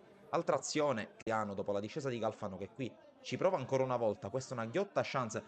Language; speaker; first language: Italian; native; Italian